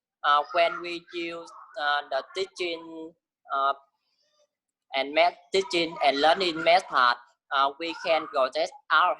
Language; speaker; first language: English; non-native, learner; Vietnamese